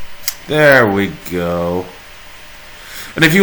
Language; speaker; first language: English; native; English